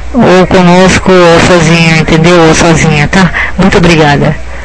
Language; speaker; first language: Portuguese; native; Portuguese